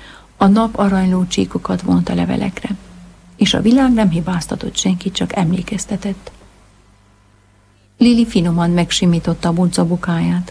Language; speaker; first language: Hungarian; native; Hungarian